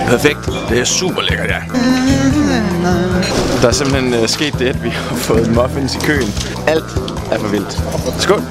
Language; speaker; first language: Danish; native; Danish